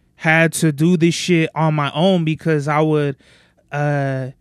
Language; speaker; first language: English; native; English